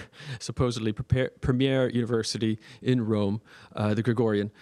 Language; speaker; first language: English; native; English